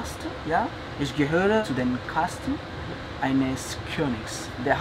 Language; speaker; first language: German; non-native, fluent; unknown